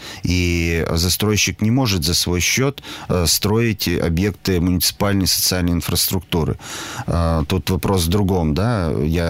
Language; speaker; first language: Russian; native; Russian